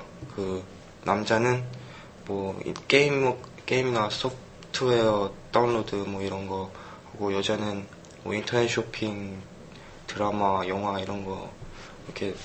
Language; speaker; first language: Korean; early bilingual, heritage; Korean